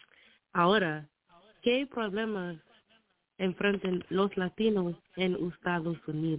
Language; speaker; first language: Spanish; non-native, learner; English